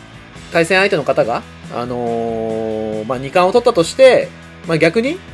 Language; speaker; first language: Japanese; native; Japanese